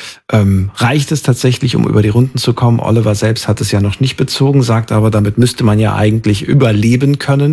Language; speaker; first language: German; native; German